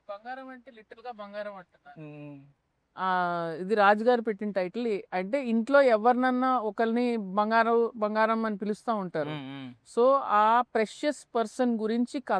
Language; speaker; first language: Telugu; native; Telugu